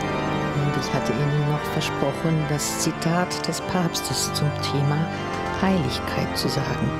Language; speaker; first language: German; native; German